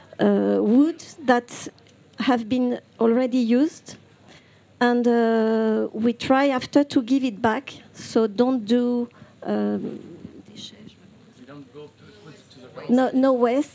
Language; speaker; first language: English; non-native, fluent; French